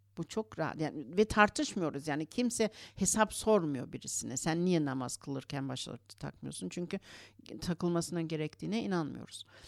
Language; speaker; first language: Turkish; early bilingual, heritage; Turkish